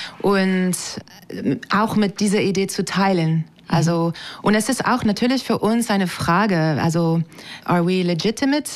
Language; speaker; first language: German; non-native, fluent; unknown